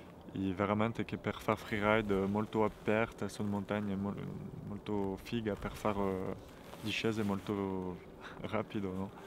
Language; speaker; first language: Italian; non-native, fluent; French